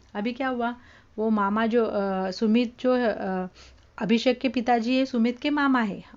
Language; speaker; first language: Hindi; non-native, local second language; Marathi